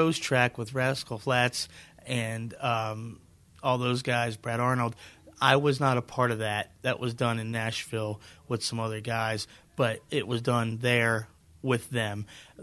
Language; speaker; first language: English; native; English